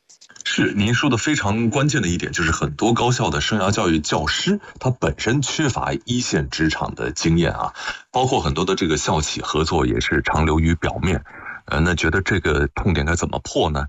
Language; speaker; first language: Chinese; native; Chinese